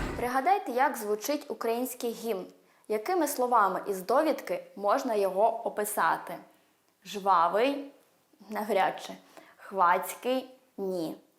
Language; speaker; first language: Ukrainian; early bilingual, heritage; Ukrainian